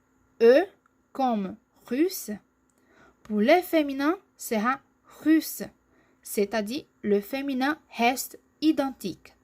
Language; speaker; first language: French; non-native, fluent; Portuguese